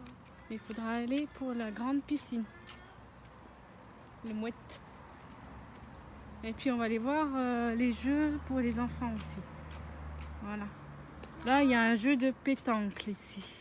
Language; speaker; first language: French; native; French